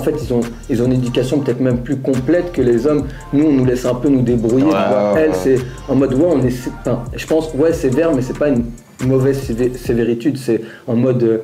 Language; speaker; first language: French; early bilingual, other home language; Arabic